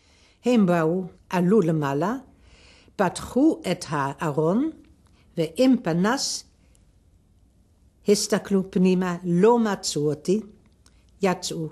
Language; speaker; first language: Hebrew; non-native, fluent; Dutch